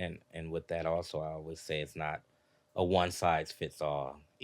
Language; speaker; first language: English; native; English